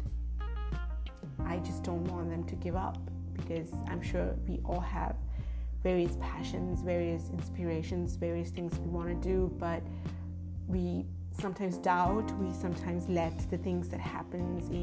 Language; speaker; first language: English; non-native, local second language; Sinhala